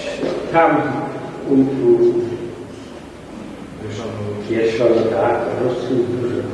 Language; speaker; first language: Polish; non-native, local second language; Yiddish